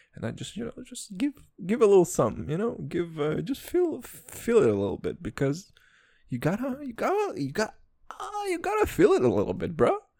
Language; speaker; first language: English; non-native, fluent; Serbian